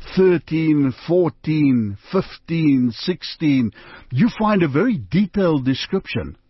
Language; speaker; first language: English; non-native, local second language; Afrikaans